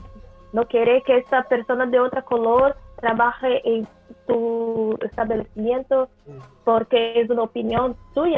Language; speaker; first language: Spanish; non-native, learner; Portuguese